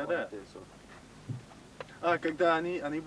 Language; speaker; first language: Russian; non-native, local second language; Chechen